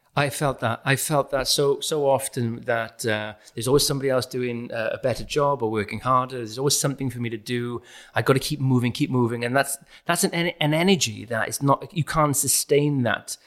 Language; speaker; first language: English; native; English